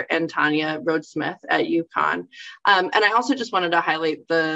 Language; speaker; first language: English; native; English